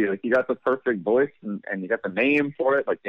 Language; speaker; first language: English; native; English